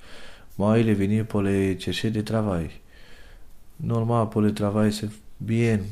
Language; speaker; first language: French; non-native, learner; Romanian